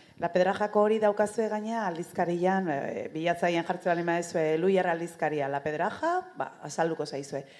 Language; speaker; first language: Basque; native; Basque